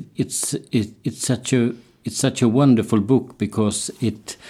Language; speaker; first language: English; non-native, fluent; Swedish